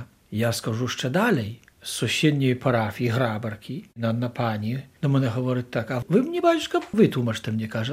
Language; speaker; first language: Polish; non-native, local second language; Ukrainian